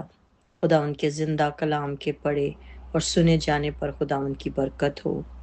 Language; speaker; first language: Urdu; native; Urdu